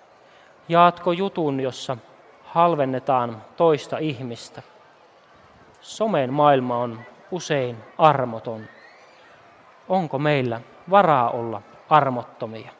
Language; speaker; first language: Finnish; native; Finnish